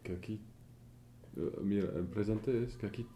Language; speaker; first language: Spanish; non-native, fluent; French